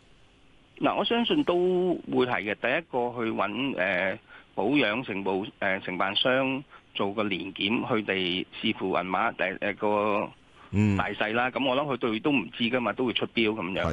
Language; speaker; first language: Cantonese; native; Cantonese